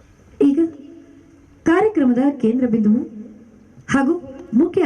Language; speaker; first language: Kannada; native; Kannada